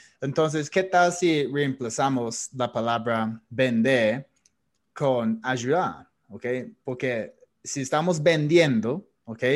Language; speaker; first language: Spanish; non-native, fluent; English